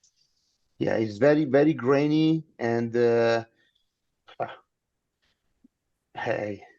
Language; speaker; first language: English; non-native, learner; Italian